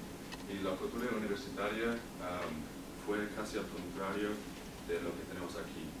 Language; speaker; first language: Spanish; non-native, learner; English